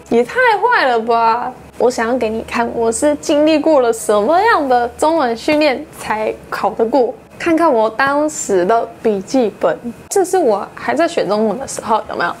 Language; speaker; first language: Chinese; non-native, fluent; English